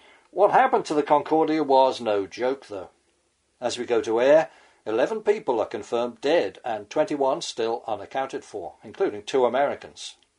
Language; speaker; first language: English; native; English